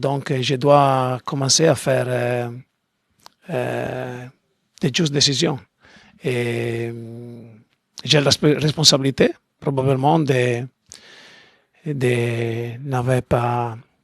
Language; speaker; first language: French; non-native, learner; Italian